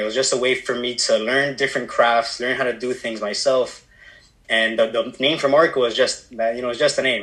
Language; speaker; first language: English; native; English